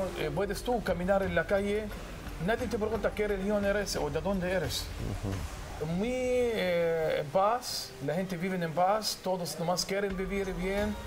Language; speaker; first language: Spanish; non-native, fluent; Arabic